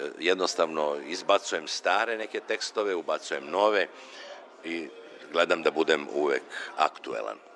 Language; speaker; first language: Serbian; non-native, local second language; Macedonian